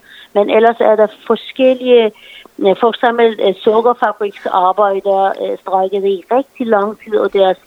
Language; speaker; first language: Danish; non-native, fluent; Persian